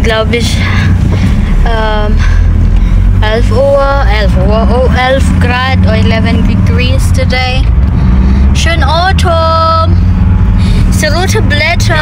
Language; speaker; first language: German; non-native, learner; Cebuano